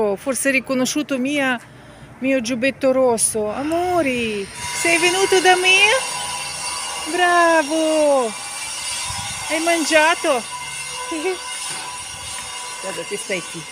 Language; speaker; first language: Italian; non-native, learner; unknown